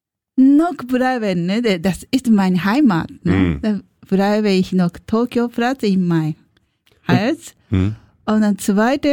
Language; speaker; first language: German; non-native, learner; Japanese